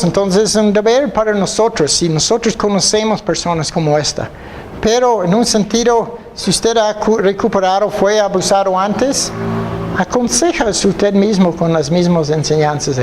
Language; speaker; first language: Spanish; non-native, fluent; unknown